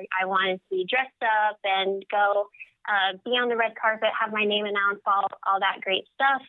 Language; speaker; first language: English; native; English